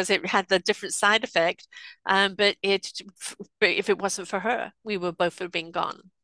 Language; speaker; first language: English; native; English